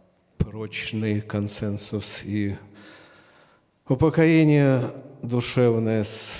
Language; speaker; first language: Russian; native; Russian